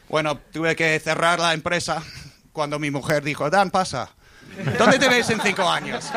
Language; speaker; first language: Spanish; non-native, fluent; English